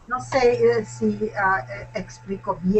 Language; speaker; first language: Spanish; non-native, learner; English